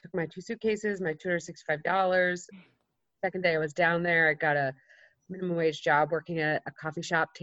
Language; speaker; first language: English; native; English